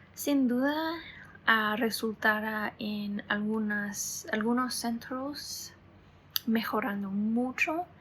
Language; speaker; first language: Spanish; non-native, fluent; English